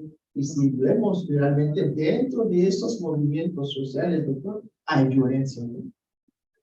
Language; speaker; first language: Spanish; non-native, fluent; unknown